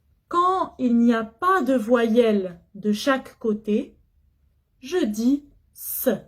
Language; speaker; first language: French; non-native, fluent; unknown